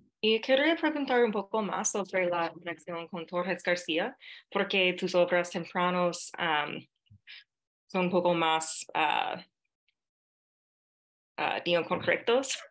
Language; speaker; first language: Spanish; non-native, fluent; English